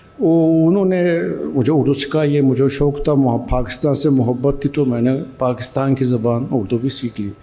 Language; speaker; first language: Urdu; non-native, fluent; Turkish